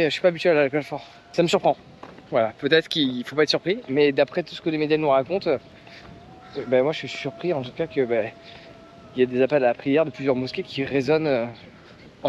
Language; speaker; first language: French; native; French